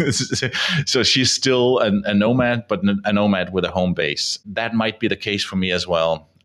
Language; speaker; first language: English; non-native, fluent; Danish